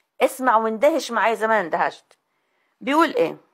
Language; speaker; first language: Arabic; native; Arabic